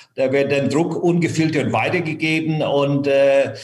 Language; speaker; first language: German; non-native, fluent; English